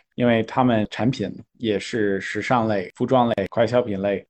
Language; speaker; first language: Chinese; non-native, fluent; English